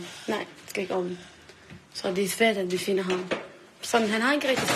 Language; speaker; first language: Danish; non-native, learner; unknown